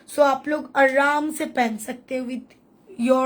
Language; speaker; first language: Hindi; non-native, local second language; Bangla